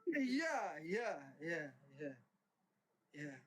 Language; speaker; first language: English; non-native, learner; Turkish